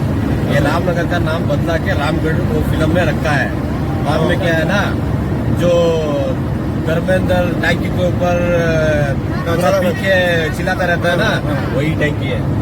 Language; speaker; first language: Hindi; non-native, local second language; Kannada